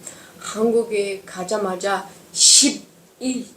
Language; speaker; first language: Korean; non-native, learner; Uzbek